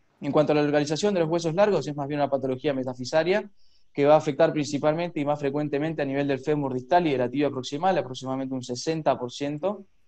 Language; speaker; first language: Spanish; native; Spanish